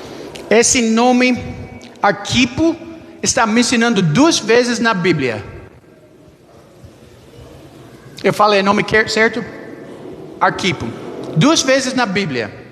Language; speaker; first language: Portuguese; non-native, learner; English